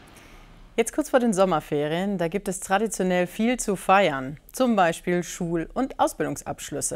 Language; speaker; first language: German; native; German